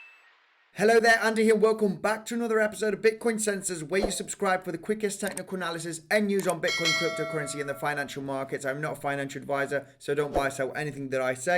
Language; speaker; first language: English; native; English